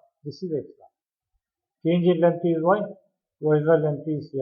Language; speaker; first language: English; non-native, local second language; Kannada